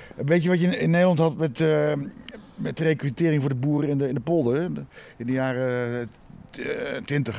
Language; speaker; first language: Dutch; native; Dutch